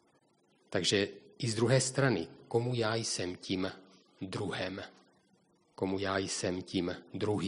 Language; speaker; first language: Czech; native; Czech